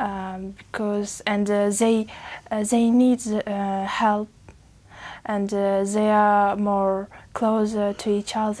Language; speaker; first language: English; non-native, fluent; Uzbek